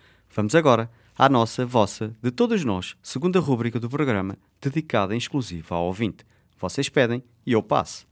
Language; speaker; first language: Portuguese; native; Portuguese